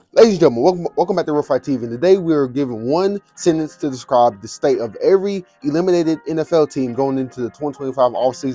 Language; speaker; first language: English; native; English